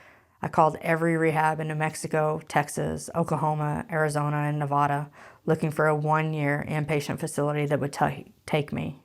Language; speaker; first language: English; native; English